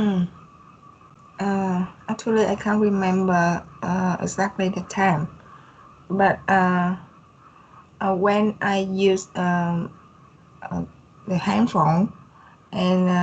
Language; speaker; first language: English; non-native, learner; Vietnamese